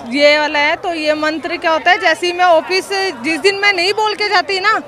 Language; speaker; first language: Hindi; native; Hindi